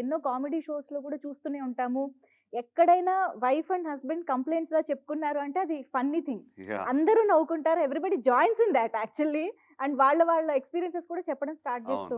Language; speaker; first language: Telugu; native; Telugu